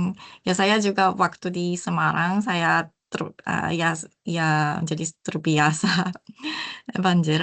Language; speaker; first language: Indonesian; non-native, learner; Japanese